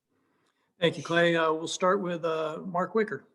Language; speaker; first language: English; native; English